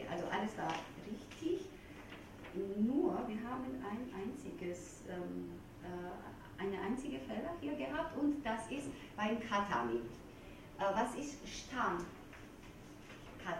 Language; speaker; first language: German; non-native, fluent; Georgian